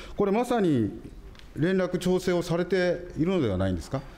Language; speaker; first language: Japanese; native; Japanese